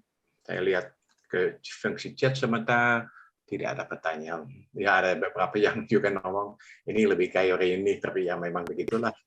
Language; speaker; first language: Indonesian; non-native, fluent; English